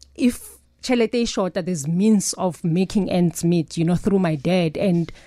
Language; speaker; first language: English; non-native, local second language; Northern Sotho